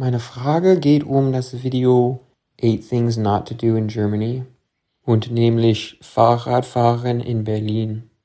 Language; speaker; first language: German; non-native, learner; English